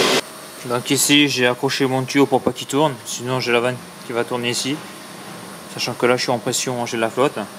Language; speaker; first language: French; native; French